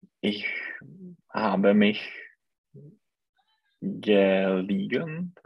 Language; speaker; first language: German; non-native, learner; Czech